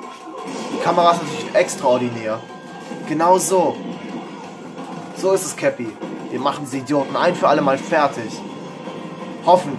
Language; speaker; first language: German; native; German